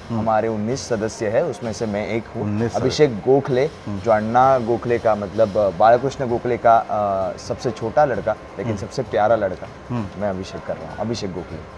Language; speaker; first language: Hindi; non-native, local second language; Marathi